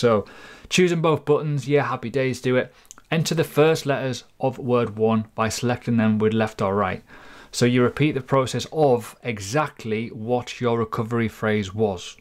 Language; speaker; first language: English; native; English